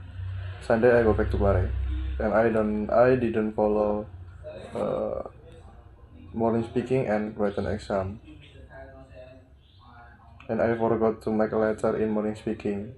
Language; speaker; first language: English; non-native, learner; Indonesian